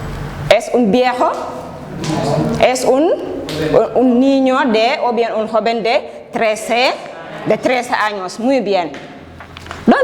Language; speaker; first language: Spanish; non-native, fluent; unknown